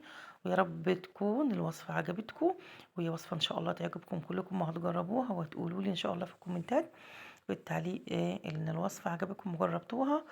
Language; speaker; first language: Arabic; native; Arabic